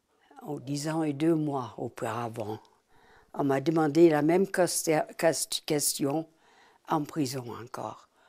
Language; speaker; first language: French; non-native, fluent; German